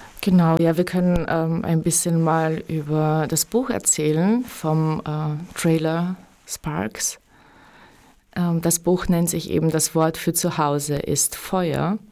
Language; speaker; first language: German; native; German